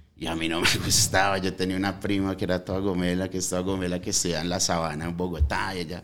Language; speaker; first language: Spanish; early bilingual, heritage; Spanish